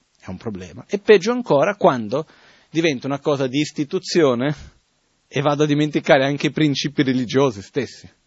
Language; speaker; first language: Italian; non-native, fluent; Portuguese